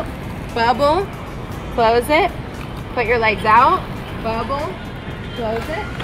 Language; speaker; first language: English; native; English